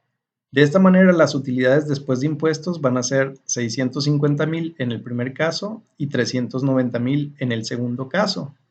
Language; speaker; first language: Spanish; native; Spanish